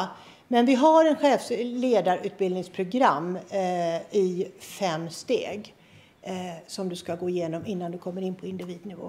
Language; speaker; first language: Swedish; native; Swedish